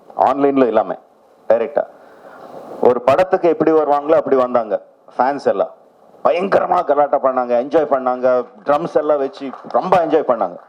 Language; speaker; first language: Tamil; non-native, local second language; Telugu